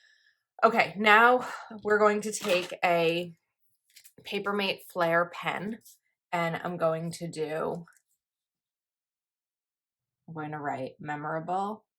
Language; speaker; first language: English; native; English